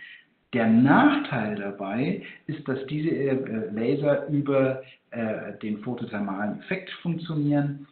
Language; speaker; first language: German; native; German